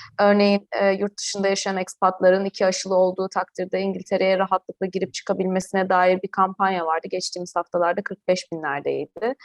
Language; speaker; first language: Turkish; native; Turkish